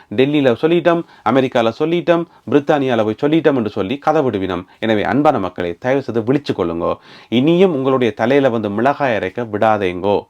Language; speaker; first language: Tamil; native; Tamil